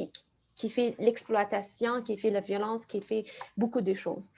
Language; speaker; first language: French; non-native, fluent; Arabic